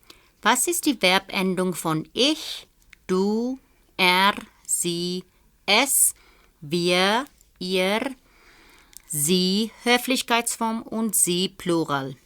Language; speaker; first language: German; non-native, fluent; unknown